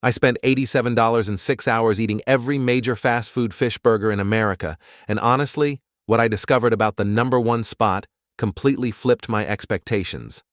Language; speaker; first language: English; native; English